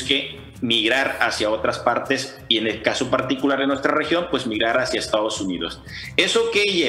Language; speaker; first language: Spanish; native; Spanish